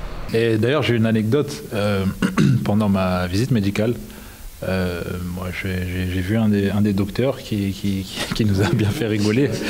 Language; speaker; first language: French; native; French